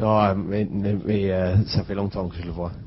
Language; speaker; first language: French; non-native, fluent; English